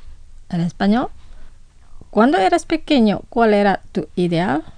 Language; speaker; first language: Spanish; non-native, fluent; Indonesian